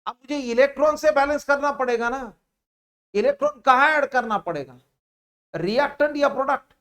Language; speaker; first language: Hindi; non-native, local second language; Marathi